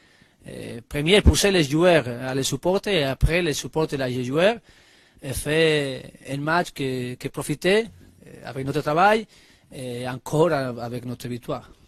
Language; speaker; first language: French; non-native, learner; Spanish